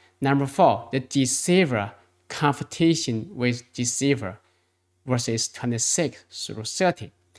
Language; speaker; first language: English; non-native, fluent; Chinese